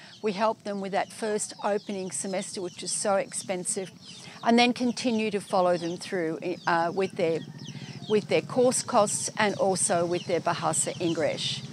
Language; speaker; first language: English; native; English